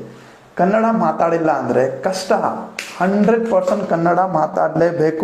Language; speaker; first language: Kannada; non-native, local second language; Gujarati